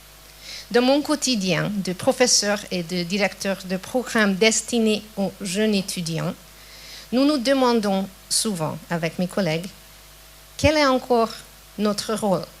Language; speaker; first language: French; non-native, fluent; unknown